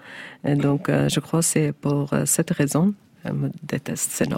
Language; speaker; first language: French; non-native, learner; Persian